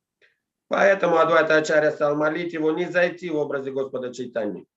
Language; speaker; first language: Russian; native; Russian